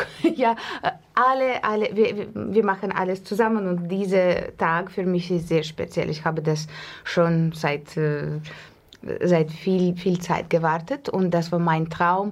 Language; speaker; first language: German; non-native, learner; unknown